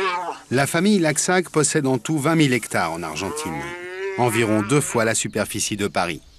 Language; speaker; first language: French; native; French